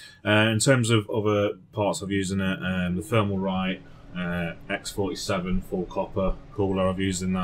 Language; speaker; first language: English; native; English